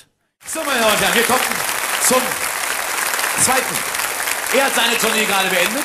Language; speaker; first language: German; native; German